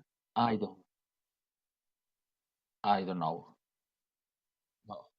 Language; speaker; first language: English; non-native, learner; Catalan